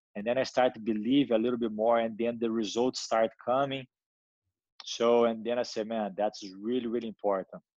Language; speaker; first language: English; non-native, learner; Portuguese